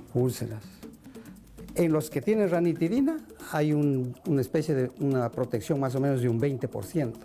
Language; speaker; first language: Spanish; native; Spanish